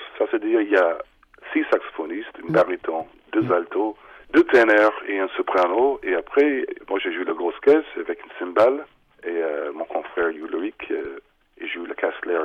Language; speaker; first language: French; non-native, fluent; English